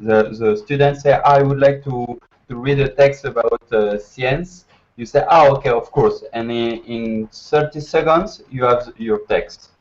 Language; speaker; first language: English; non-native, learner; French